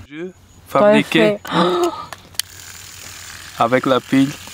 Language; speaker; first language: French; non-native, learner; Portuguese